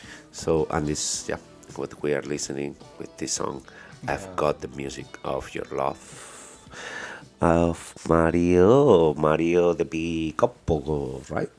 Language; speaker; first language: English; non-native, fluent; Spanish